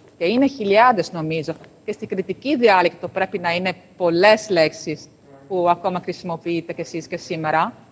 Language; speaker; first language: Greek; non-native, fluent; Italian